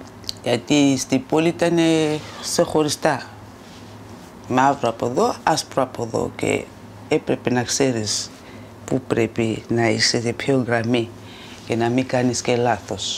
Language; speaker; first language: Greek; non-native, fluent; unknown